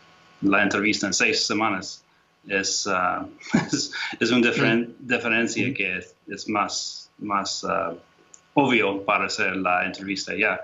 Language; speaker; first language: Spanish; non-native, fluent; English